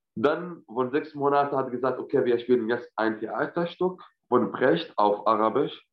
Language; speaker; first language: German; non-native, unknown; Arabic